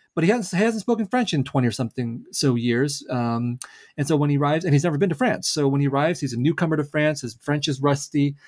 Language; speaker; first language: English; early bilingual, other home language; Vietnamese